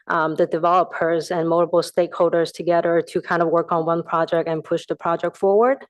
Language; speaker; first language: English; non-native, fluent; Chinese